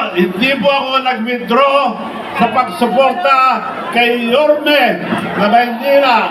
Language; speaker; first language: Filipino; non-native, local second language; Iloko